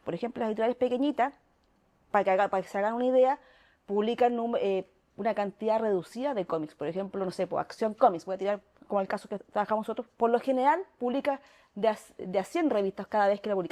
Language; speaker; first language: Spanish; native; Spanish